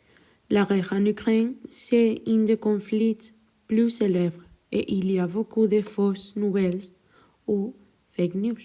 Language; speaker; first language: French; non-native, learner; Spanish